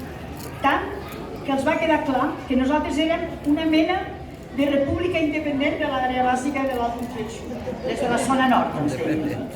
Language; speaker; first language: Catalan; native; Catalan